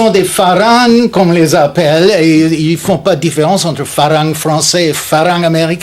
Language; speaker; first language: French; non-native, fluent; English